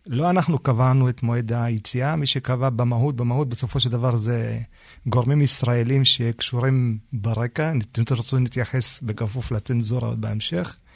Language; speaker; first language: Hebrew; early bilingual, other home language; Arabic